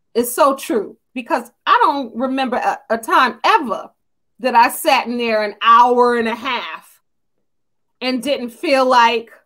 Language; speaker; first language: English; native; English